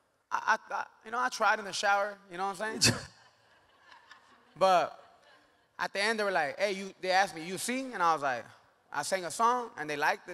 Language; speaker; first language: English; early bilingual, other home language; Spanish